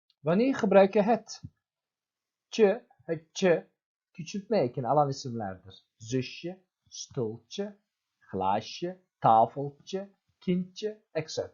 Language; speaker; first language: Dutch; non-native, fluent; Turkish